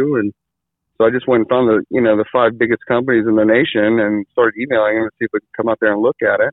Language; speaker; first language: English; native; English